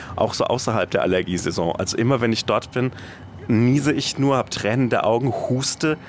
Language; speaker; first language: German; native; German